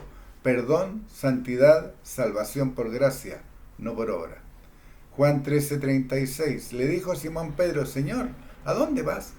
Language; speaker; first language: Spanish; native; Spanish